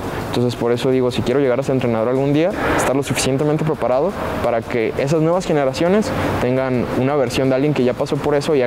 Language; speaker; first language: Spanish; native; Spanish